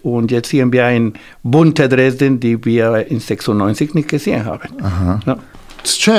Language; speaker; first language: German; non-native, fluent; Spanish